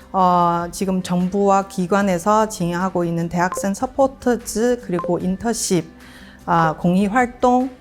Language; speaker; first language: Korean; non-native, fluent; Chinese